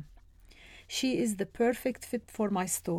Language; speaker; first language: English; non-native, fluent; Arabic